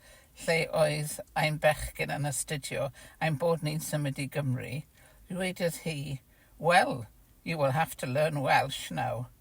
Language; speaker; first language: Welsh; non-native, fluent; English